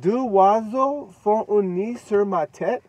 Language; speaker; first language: French; non-native, learner; English